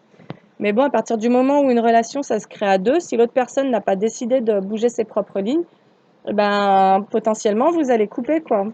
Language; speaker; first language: French; native; French